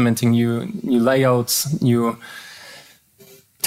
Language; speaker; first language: English; non-native, fluent; German